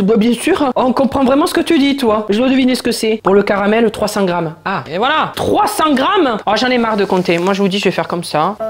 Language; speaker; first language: French; native; French